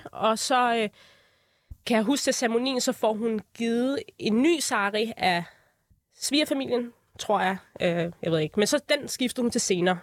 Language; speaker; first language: Danish; early bilingual, other home language; Arabic